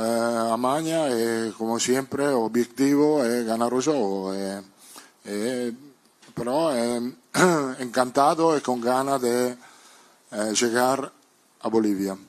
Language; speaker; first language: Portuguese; non-native, learner; Italian